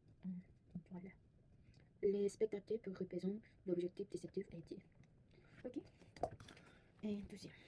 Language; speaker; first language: French; non-native, learner; Korean